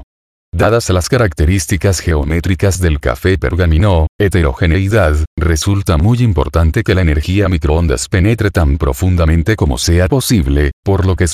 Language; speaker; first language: Spanish; native; Spanish